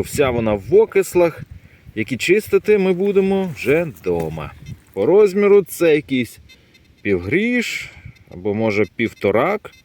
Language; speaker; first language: Ukrainian; native; Ukrainian